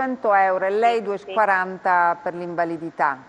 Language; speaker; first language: Italian; native; Italian